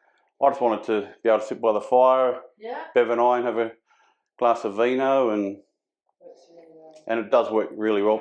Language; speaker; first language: English; native; English